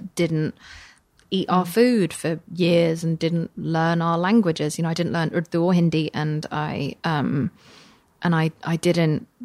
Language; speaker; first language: English; native; English